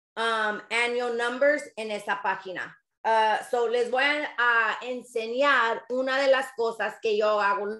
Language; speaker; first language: Spanish; early bilingual, other home language; English